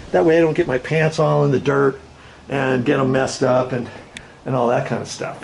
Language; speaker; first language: English; native; English